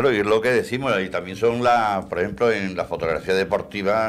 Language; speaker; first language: Spanish; native; Spanish